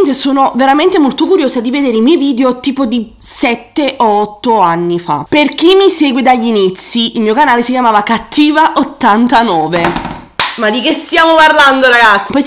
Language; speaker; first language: Italian; native; Italian